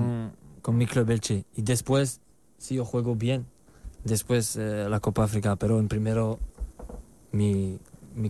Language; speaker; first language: Spanish; non-native, learner; French